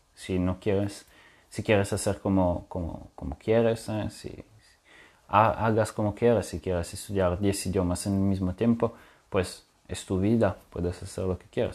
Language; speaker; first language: Spanish; non-native, fluent; French